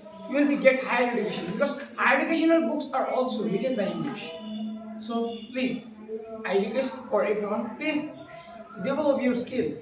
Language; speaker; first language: English; non-native, learner; Bangla